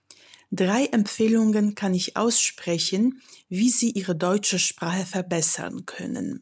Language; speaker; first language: German; non-native, fluent; Polish